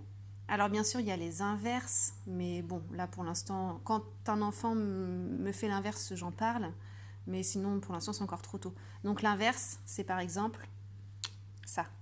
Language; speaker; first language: French; native; French